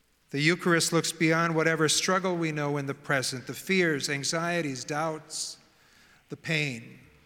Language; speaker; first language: English; native; English